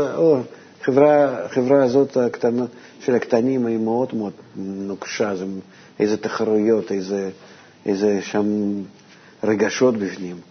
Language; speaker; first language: Hebrew; non-native, fluent; Russian